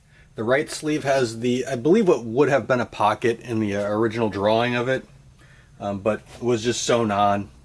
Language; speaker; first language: English; native; English